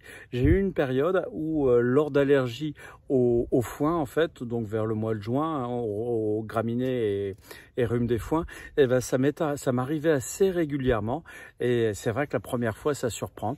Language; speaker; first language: French; native; French